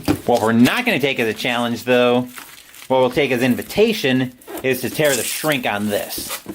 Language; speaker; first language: English; native; English